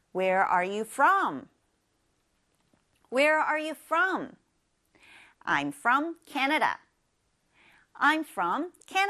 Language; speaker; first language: English; non-native, fluent; Korean